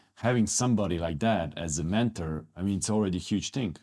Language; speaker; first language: English; non-native, fluent; Croatian